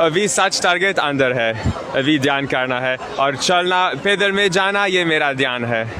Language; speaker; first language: Hindi; non-native, learner; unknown